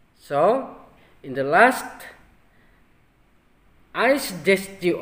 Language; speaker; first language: English; non-native, fluent; Indonesian